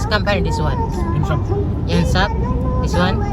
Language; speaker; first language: English; non-native, learner; Filipino